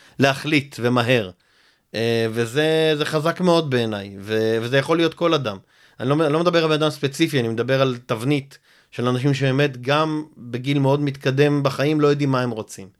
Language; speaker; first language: Hebrew; native; Hebrew